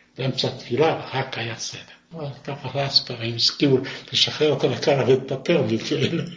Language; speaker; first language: Hebrew; non-native, fluent; Yiddish